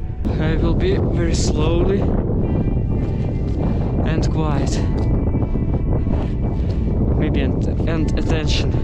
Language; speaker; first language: English; non-native, learner; Russian